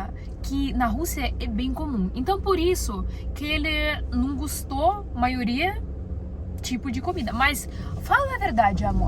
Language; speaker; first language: Portuguese; non-native, learner; Russian